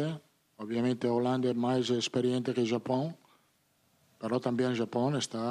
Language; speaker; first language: Portuguese; non-native, fluent; Italian